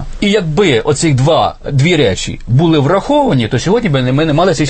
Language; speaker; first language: Ukrainian; native; Ukrainian